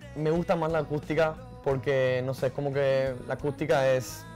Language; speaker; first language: Spanish; native; Spanish